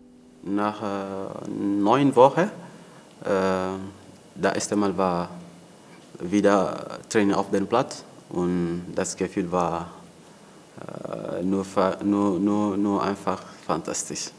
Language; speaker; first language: German; non-native, learner; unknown